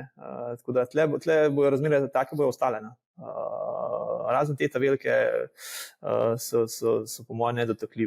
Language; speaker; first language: Slovenian; native; Slovenian